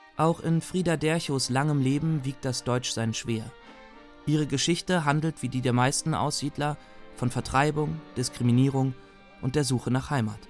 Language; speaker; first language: German; native; German